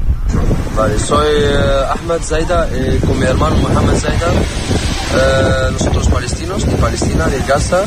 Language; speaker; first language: Spanish; non-native, learner; Arabic